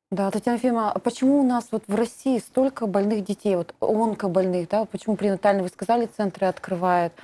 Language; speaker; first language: Russian; native; Russian